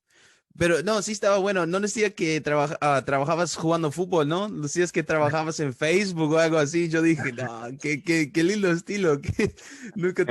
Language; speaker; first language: Spanish; early bilingual, heritage; Spanish